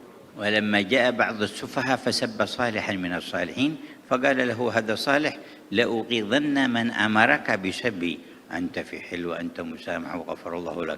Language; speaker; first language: Arabic; native; Arabic